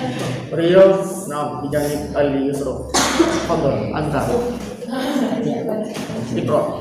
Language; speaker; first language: Arabic; non-native, fluent; Indonesian